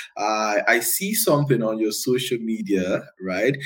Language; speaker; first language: English; non-native, local second language; Yoruba